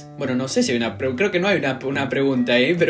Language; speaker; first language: Spanish; native; Spanish